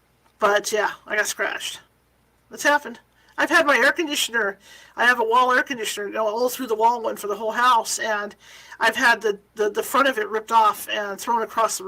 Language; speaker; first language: English; native; English